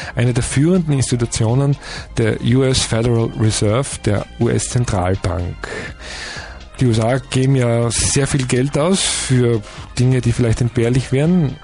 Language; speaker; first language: German; native; German